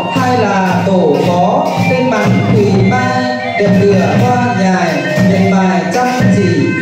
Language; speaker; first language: Vietnamese; non-native, local second language; Iu Mien